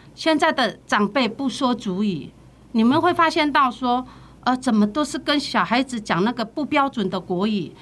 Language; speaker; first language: Chinese; non-native, local second language; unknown